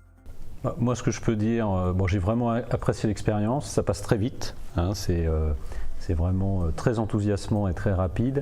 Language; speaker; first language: French; native; French